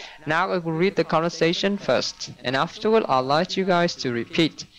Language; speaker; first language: English; non-native, fluent; Vietnamese